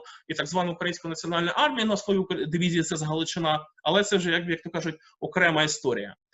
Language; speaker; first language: Ukrainian; native; Ukrainian